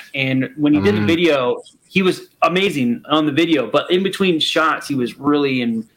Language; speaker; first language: English; native; English